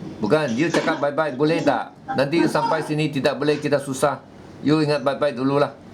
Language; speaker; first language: Malay; non-native, local second language; Chinese